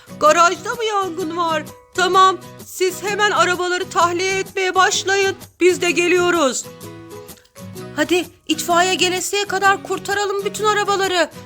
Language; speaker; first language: Turkish; native; Turkish